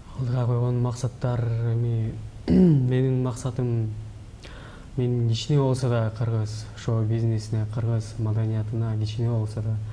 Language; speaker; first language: Kyrgyz; native; Kyrgyz